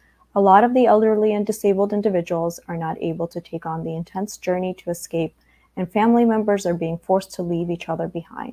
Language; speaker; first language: English; early bilingual, other home language; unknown